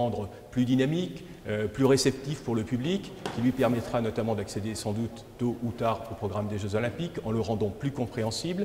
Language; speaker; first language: French; native; French